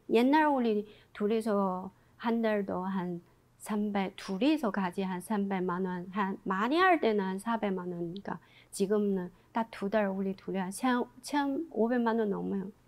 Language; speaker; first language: Korean; non-native, learner; Chinese